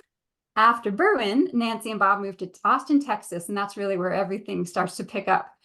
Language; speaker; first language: English; native; English